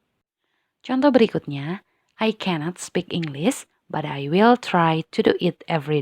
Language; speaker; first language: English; non-native, fluent; Indonesian